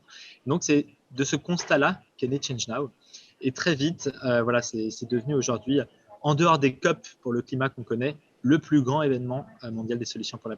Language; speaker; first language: French; native; French